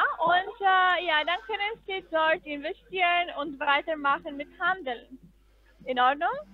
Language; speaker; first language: German; non-native, fluent; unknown